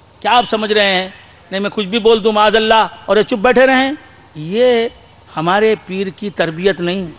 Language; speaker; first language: Urdu; native; Urdu